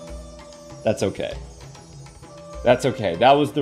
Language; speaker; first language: English; native; English